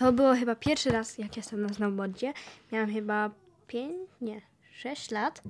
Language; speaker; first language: Polish; early bilingual, heritage; Polish